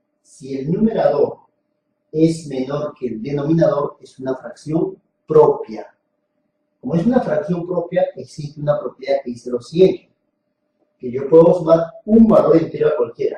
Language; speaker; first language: Spanish; native; Spanish